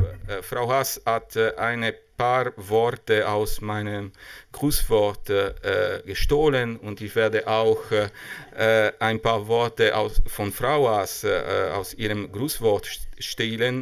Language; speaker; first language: German; non-native, fluent; Italian